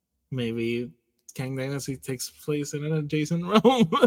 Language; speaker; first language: English; non-native, local second language; Spanish